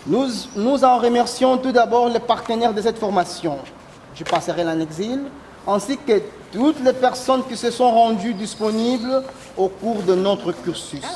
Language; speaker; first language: French; non-native, fluent; Portuguese